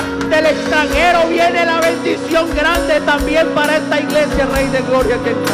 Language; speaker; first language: Spanish; native; Spanish